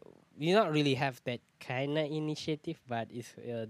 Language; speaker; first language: English; non-native, local second language; Malay